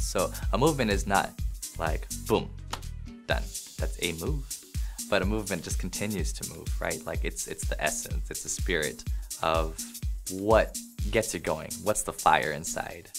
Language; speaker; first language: English; native; English